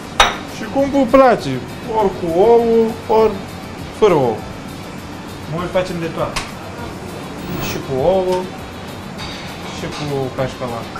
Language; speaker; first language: Romanian; non-native, learner; Turkish